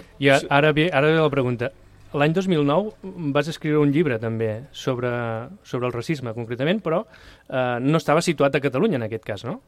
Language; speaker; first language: Catalan; native; Catalan